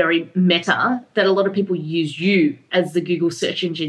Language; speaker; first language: English; native; English